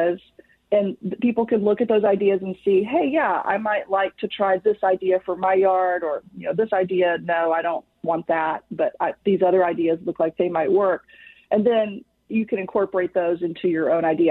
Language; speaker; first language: English; native; English